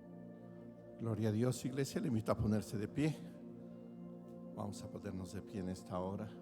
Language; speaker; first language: Spanish; native; Spanish